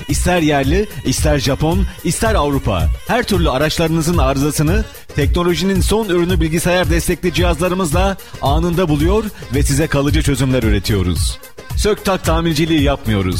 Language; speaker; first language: Turkish; native; Turkish